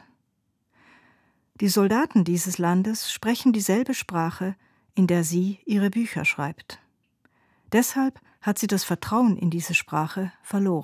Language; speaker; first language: German; native; German